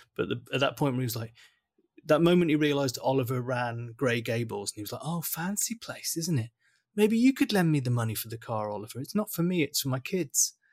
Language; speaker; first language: English; early bilingual, other home language; German